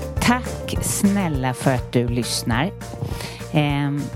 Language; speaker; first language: Swedish; native; Swedish